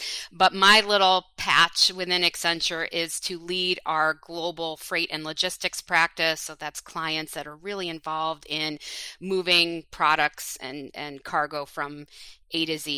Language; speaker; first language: English; native; English